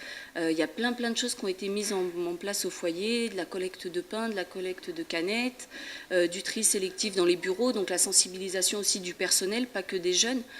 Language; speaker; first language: French; native; French